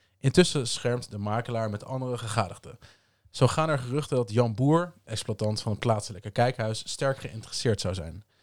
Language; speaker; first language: Dutch; native; Dutch